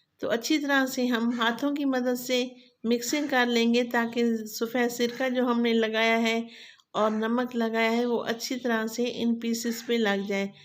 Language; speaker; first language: Urdu; non-native, local second language; Saraiki